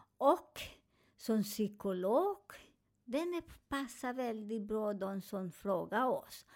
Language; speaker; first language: Swedish; non-native, learner; Spanish